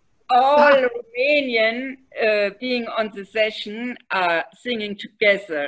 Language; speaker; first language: English; non-native, fluent; German